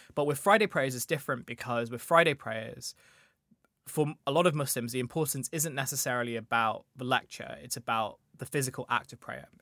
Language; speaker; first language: English; native; English